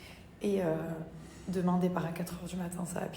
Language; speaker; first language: French; native; French